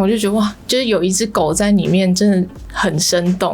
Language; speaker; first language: Chinese; native; Chinese